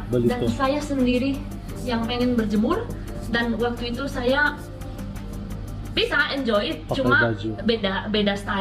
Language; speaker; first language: Indonesian; non-native, fluent; Spanish